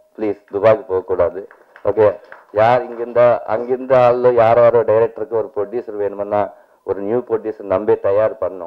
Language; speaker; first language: Tamil; non-native, learner; Telugu